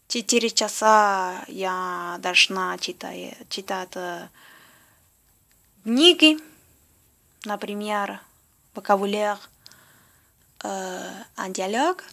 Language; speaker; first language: Russian; non-native, learner; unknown